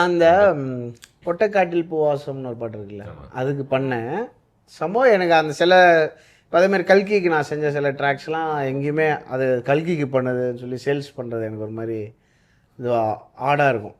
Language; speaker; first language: Tamil; native; Tamil